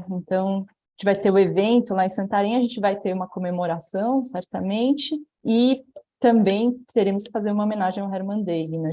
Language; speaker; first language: Portuguese; native; Portuguese